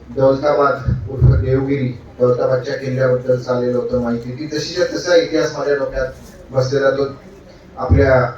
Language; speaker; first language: Marathi; native; Marathi